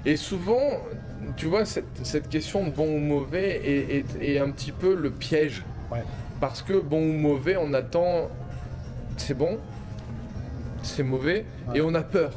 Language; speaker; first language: French; native; French